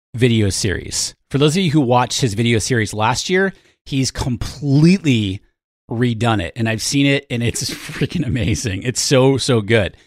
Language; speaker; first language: English; native; English